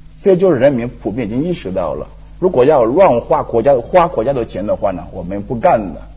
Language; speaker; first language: Chinese; non-native, fluent; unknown